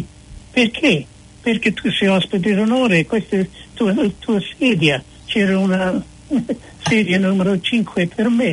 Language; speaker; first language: Italian; non-native, fluent; English